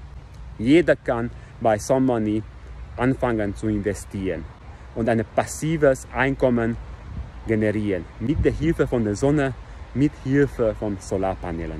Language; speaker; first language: German; non-native, fluent; Hungarian